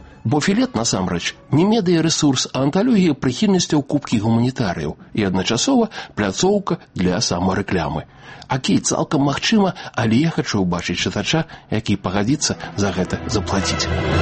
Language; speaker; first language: Belarusian; native; Belarusian